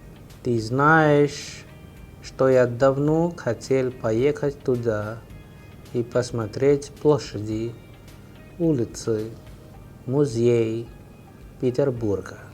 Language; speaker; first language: Russian; non-native, fluent; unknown